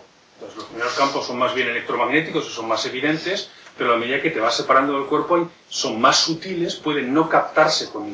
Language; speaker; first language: Spanish; native; Spanish